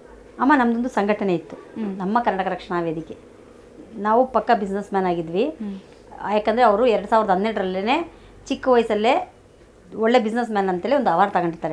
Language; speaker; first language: Kannada; native; Kannada